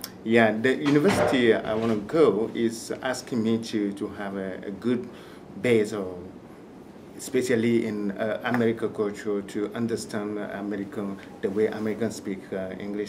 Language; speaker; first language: English; non-native, fluent; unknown